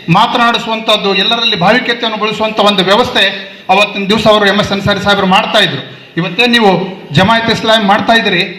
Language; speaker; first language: Kannada; non-native, local second language; Urdu